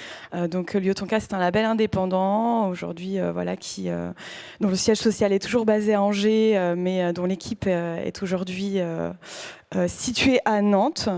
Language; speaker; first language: French; native; French